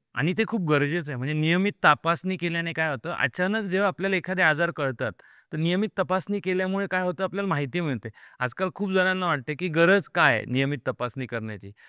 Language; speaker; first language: Marathi; native; Marathi